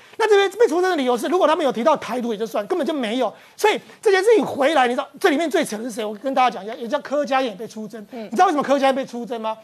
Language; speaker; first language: Chinese; native; Chinese